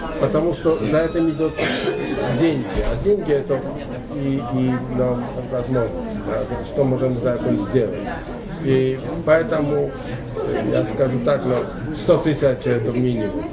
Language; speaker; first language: Russian; non-native, learner; Polish